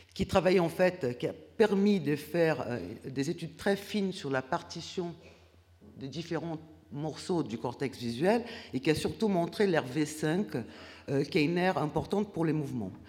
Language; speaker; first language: French; non-native, fluent; Portuguese